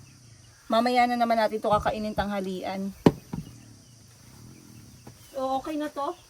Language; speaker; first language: Filipino; non-native, local second language; Cebuano